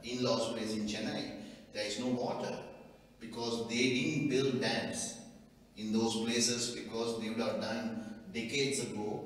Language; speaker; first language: English; non-native, local second language; Sinhala